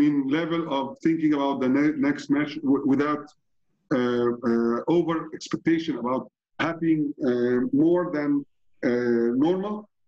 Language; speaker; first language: English; non-native, fluent; Arabic